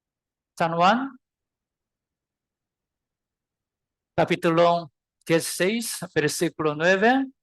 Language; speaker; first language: Spanish; non-native, learner; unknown